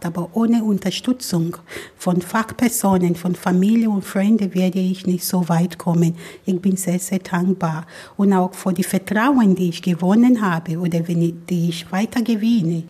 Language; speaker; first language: German; non-native, fluent; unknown